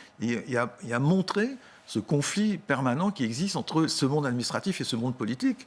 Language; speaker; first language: French; native; French